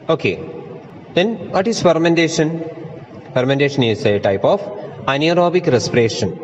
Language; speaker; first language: English; non-native, local second language; Malayalam